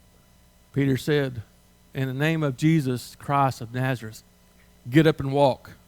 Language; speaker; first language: English; native; English